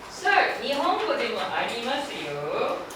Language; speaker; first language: Japanese; non-native, fluent; English